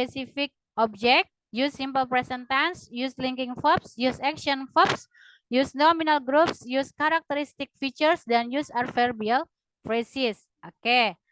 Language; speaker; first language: English; non-native, learner; Indonesian